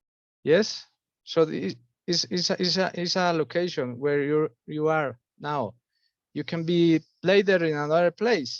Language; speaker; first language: English; non-native, fluent; Spanish